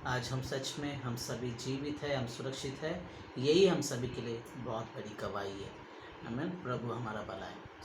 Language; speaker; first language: Hindi; non-native, local second language; Kannada